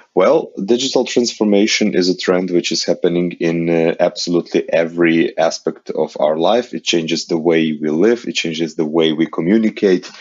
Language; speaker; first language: English; non-native, fluent; Ukrainian